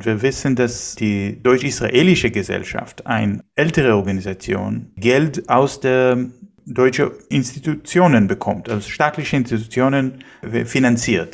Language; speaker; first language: German; non-native, fluent; Hebrew